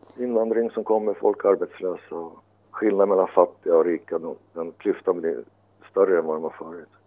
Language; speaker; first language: Swedish; early bilingual, other home language; Finnish